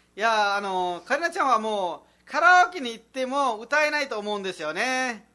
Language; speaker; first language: Japanese; non-native, fluent; Nepali